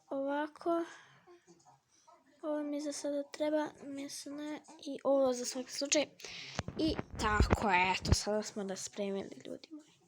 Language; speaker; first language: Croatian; early bilingual, heritage; Croatian